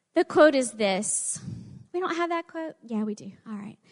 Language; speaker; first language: English; native; English